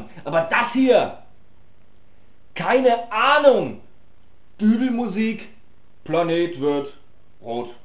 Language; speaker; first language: German; native; German